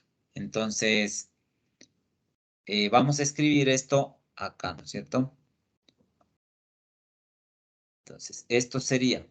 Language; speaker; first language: Spanish; native; Spanish